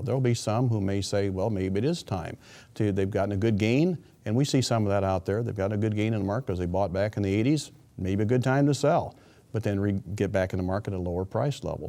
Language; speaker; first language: English; native; English